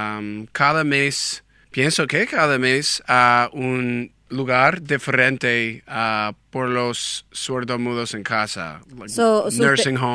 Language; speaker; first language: Spanish; non-native, learner; English